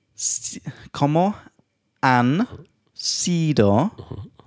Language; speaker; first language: Spanish; non-native, learner; English